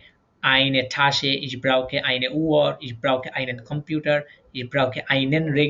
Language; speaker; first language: German; non-native, fluent; Bangla